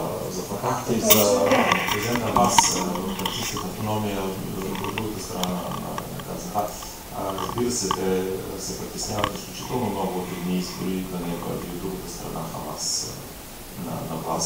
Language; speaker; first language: Bulgarian; native; Bulgarian